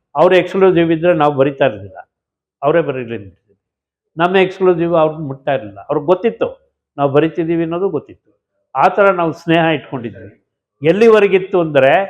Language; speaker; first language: Kannada; native; Kannada